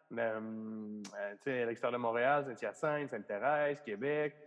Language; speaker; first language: French; native; French